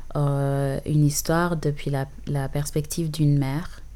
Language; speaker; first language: French; early bilingual, other home language; English